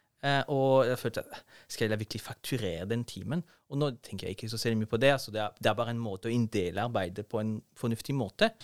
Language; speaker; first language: Norwegian; non-native, fluent; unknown